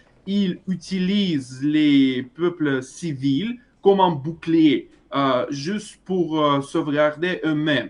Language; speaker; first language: French; non-native, fluent; Russian